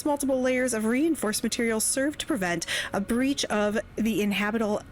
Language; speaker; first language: English; native; English